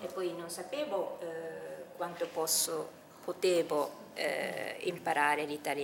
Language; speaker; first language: Italian; non-native, fluent; Japanese